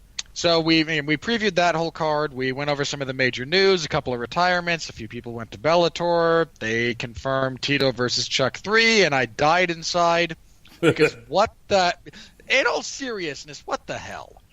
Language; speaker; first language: English; native; English